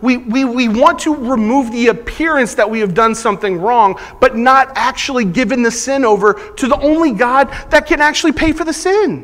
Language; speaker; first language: English; native; English